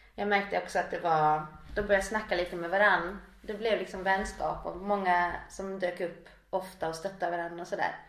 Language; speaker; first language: Swedish; native; Swedish